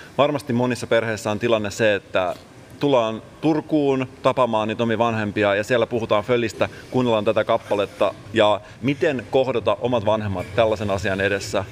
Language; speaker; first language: Finnish; native; Finnish